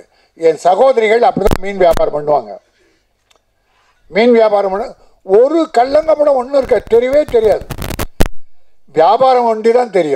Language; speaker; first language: Tamil; native; Tamil